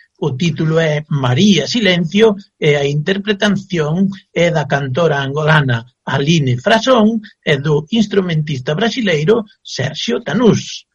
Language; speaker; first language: Galician; native; Galician